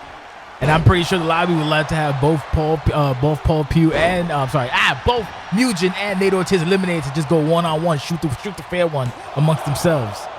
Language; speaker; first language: English; native; English